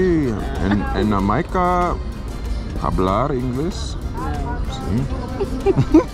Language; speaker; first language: Spanish; non-native, learner; English